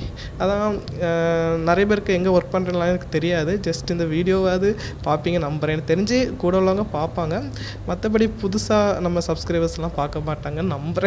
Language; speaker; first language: Tamil; native; Tamil